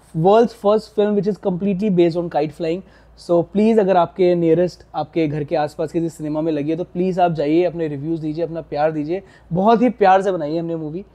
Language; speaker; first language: Hindi; native; Hindi